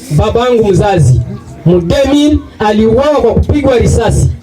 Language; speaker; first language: Swahili; native; Swahili